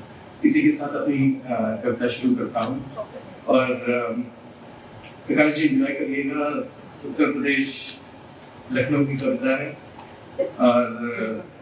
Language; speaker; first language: Hindi; native; Hindi